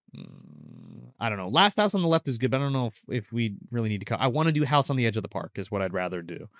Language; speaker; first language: English; early bilingual, other home language; Italian